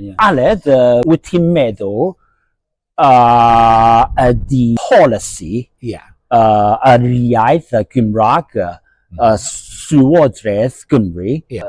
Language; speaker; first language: Welsh; non-native, learner; Cantonese